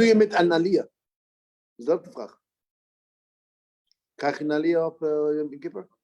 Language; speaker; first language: Dutch; non-native, learner; English